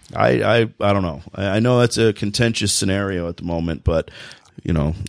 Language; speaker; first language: English; native; English